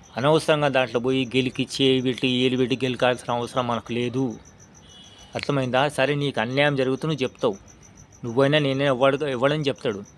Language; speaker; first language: Telugu; non-native, local second language; Urdu